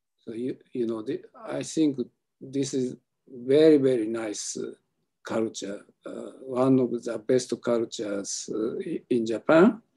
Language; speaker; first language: English; non-native, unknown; Japanese